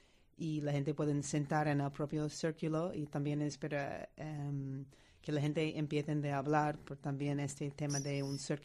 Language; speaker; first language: Spanish; non-native, fluent; English